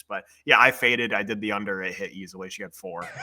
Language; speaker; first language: English; native; English